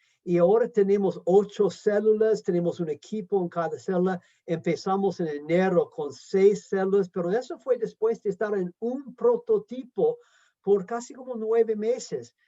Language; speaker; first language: Spanish; non-native, fluent; English